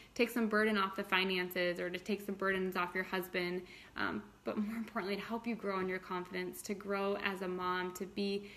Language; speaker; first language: English; native; English